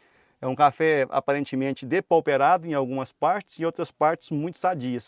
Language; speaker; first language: Portuguese; native; Portuguese